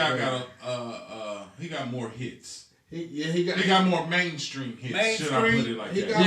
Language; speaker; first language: English; native; English